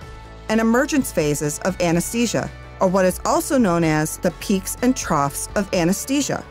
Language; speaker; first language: English; native; English